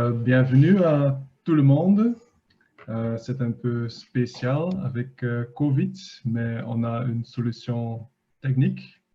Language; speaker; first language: French; non-native, fluent; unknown